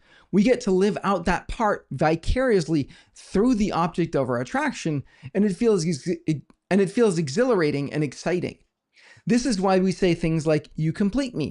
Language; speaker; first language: English; non-native, fluent; Danish